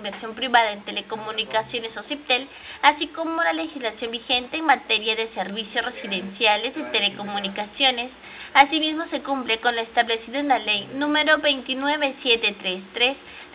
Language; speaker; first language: Spanish; native; Spanish